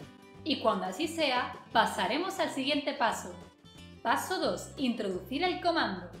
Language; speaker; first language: Spanish; native; Spanish